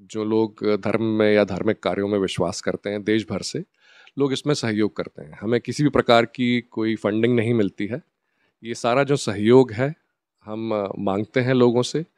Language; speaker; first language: Hindi; native; Hindi